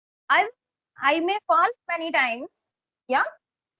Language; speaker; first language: English; non-native, fluent; Hindi